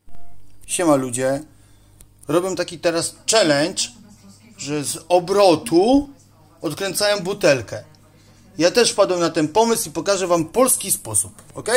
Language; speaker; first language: Polish; native; Polish